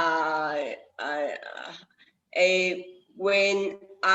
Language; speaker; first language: English; non-native, learner; Spanish